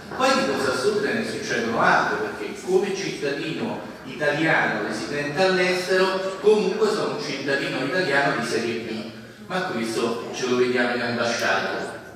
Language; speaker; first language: Italian; native; Italian